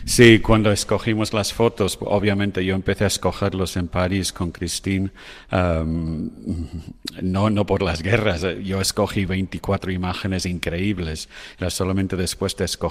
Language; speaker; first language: Spanish; non-native, fluent; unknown